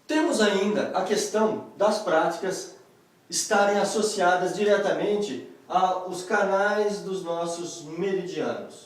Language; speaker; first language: Portuguese; native; Portuguese